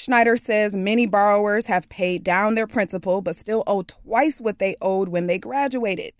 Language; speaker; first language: English; native; English